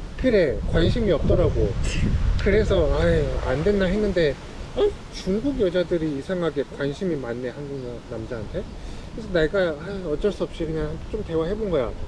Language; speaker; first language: Korean; native; Korean